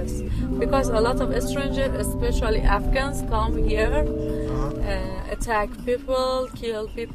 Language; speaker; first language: English; non-native, learner; Persian